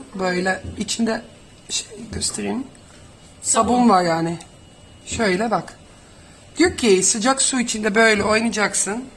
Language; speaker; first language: Turkish; early bilingual, heritage; Turkish